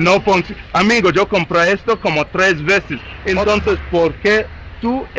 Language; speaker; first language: Spanish; non-native, learner; English